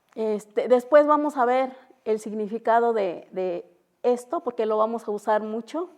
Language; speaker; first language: Spanish; non-native, local second language; Mixtepec Mixtec